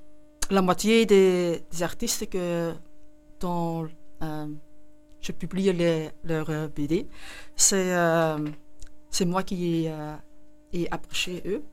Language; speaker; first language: French; non-native, local second language; Dutch